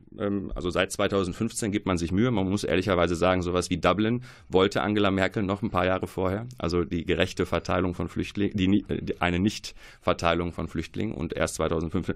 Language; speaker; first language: German; early bilingual, other home language; Arabic